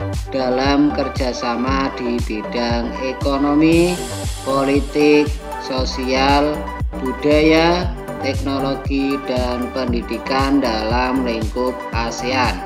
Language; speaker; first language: Indonesian; native; Indonesian